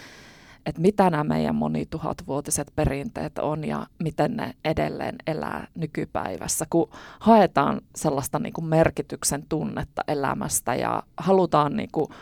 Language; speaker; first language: Finnish; native; Finnish